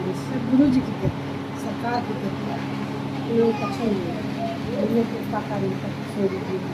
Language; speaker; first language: Hindi; native; Hindi